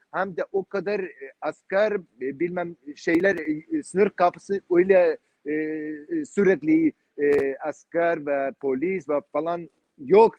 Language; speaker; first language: Turkish; non-native, learner; Kurdish